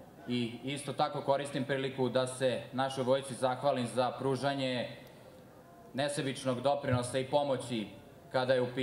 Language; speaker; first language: Serbian; native; Serbian